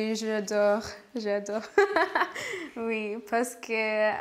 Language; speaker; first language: French; non-native, learner; Spanish